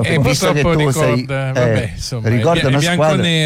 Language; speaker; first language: Italian; native; Italian